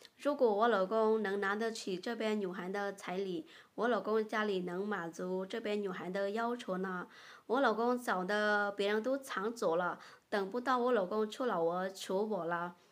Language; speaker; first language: Chinese; non-native, fluent; Lao